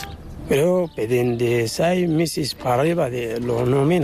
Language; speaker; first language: Spanish; non-native, learner; Arabic